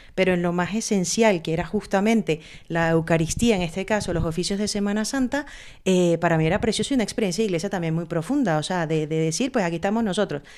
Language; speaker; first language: Spanish; native; Spanish